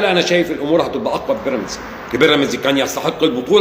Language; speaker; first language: Arabic; native; Arabic